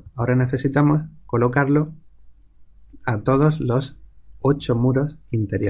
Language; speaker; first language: Spanish; native; Spanish